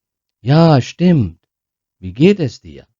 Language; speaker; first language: German; non-native, learner; Urdu